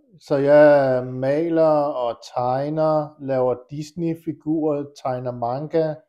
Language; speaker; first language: Danish; early bilingual, other home language; Kurdish